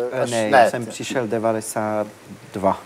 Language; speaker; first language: Czech; non-native, fluent; French